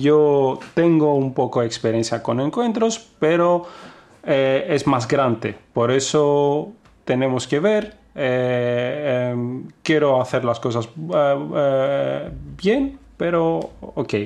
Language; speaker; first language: Spanish; non-native, fluent; Greek